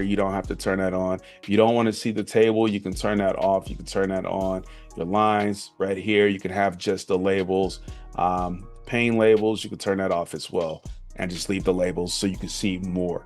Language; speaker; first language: English; native; English